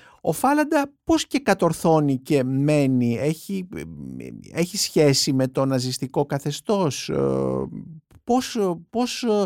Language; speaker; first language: Greek; native; Greek